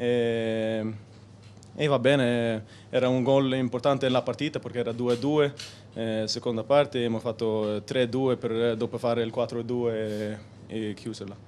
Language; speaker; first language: Italian; non-native, learner; Spanish